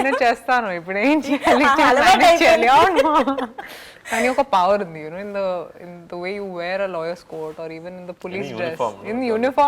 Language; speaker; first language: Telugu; non-native, fluent; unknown